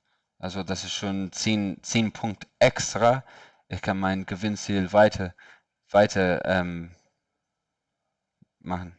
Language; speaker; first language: German; non-native, learner; English